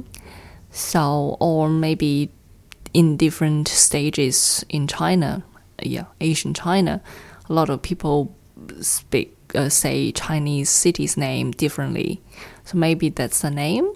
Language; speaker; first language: English; non-native, fluent; Chinese